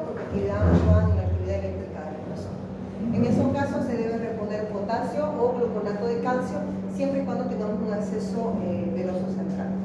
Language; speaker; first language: Spanish; native; Spanish